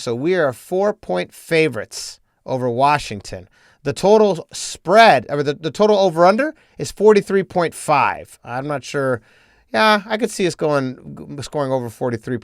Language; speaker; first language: English; native; English